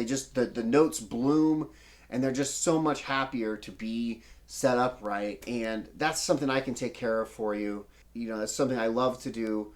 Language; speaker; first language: English; native; English